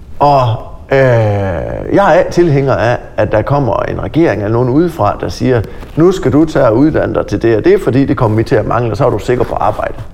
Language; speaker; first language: Danish; native; Danish